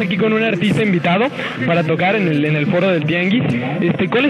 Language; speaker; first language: Spanish; native; Spanish